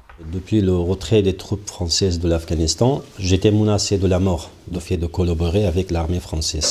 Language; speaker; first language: French; non-native, fluent; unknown